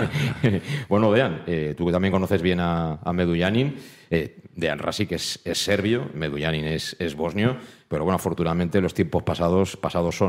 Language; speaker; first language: Spanish; native; Spanish